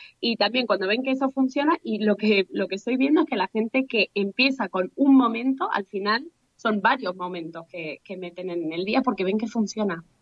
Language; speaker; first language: Spanish; early bilingual, heritage; Spanish